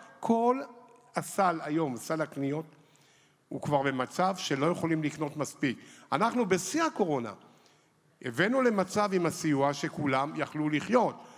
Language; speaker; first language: Hebrew; native; Hebrew